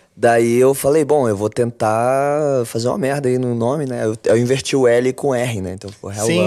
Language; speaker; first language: Portuguese; early bilingual, other home language; French